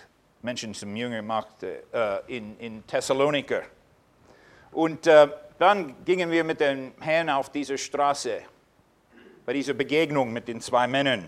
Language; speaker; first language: German; non-native, fluent; English